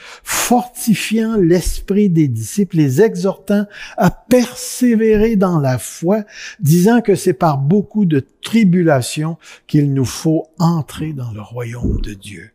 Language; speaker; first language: French; native; French